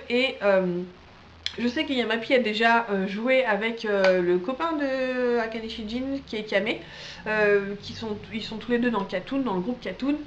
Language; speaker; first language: French; native; French